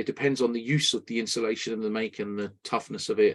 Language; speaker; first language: English; native; English